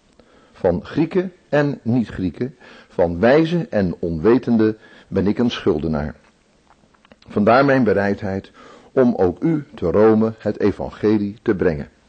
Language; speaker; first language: Dutch; native; Dutch